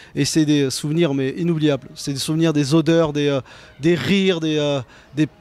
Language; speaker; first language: French; native; French